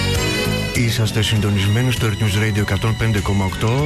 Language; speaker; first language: Greek; native; Greek